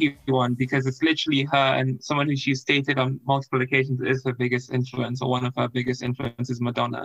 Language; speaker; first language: English; non-native, local second language; Yoruba